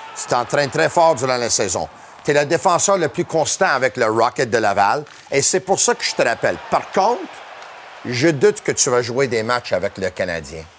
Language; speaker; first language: French; native; French